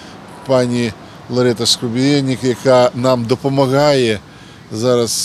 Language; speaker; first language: Ukrainian; native; Ukrainian